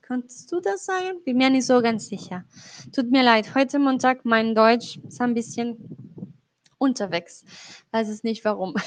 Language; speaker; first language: German; non-native, fluent; Spanish